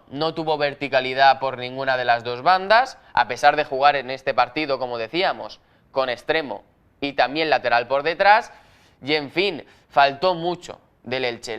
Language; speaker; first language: Spanish; native; Spanish